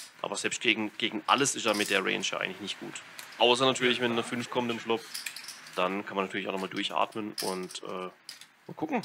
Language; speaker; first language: German; native; German